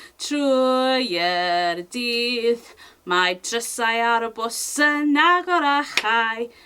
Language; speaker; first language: Welsh; non-native, local second language; English